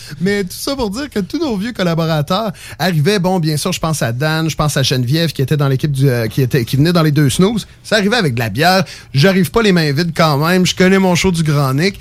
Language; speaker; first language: French; native; French